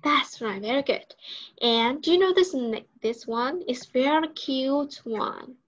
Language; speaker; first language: English; non-native, learner; Vietnamese